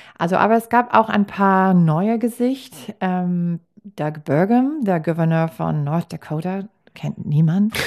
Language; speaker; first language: German; non-native, fluent; English